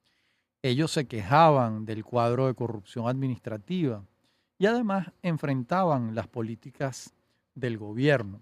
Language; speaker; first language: Spanish; native; Spanish